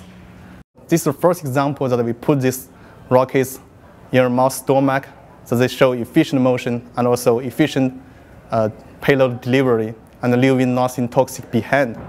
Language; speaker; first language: English; non-native, fluent; Chinese